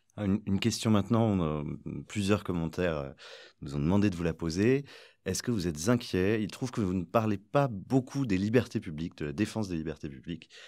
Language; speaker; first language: French; native; French